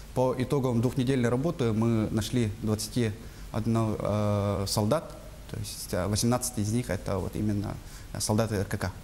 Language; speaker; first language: Russian; non-native, local second language; Yakut